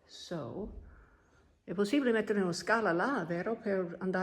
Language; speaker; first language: Italian; non-native, learner; English